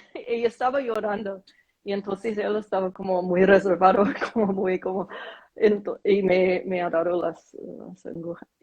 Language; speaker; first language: Spanish; non-native, fluent; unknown